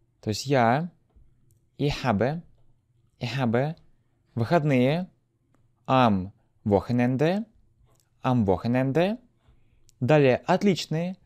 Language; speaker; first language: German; non-native, fluent; Russian